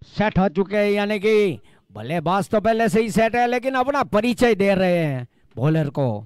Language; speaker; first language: Hindi; non-native, local second language; Gujarati